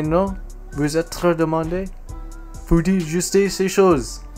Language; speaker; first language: French; non-native, learner; English